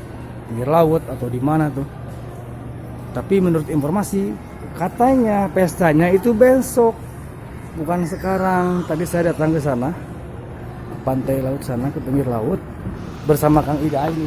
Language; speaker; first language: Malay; non-native, local second language; Sundanese